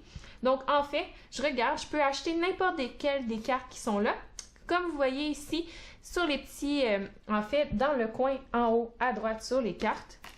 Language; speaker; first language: French; native; French